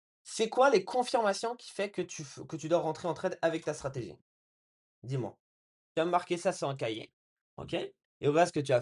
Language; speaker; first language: French; native; French